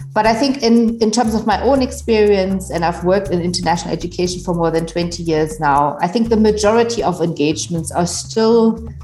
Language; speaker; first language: English; non-native, fluent; German